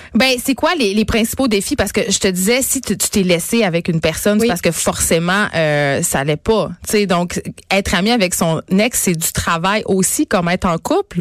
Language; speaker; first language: French; native; French